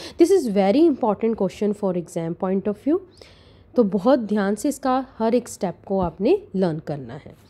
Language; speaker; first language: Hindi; non-native, local second language; Punjabi